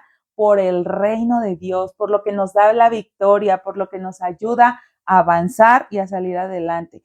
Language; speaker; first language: Spanish; native; Spanish